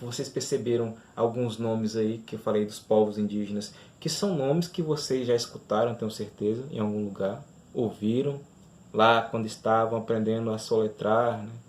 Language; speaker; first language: Portuguese; native; Portuguese